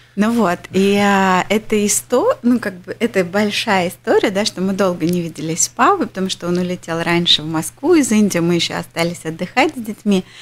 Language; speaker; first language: Russian; native; Russian